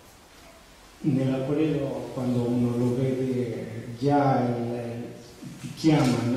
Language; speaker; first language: Italian; non-native, fluent; Spanish